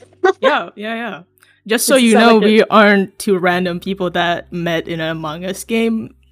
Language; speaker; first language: English; early bilingual, other home language; Sinhala